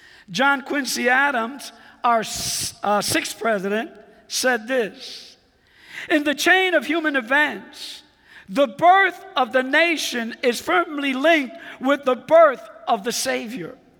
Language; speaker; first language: English; non-native, fluent; Spanish